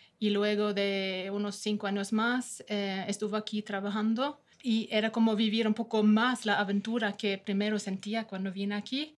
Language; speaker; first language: Spanish; non-native, fluent; Norwegian